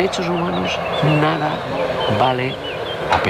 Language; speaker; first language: Spanish; native; Spanish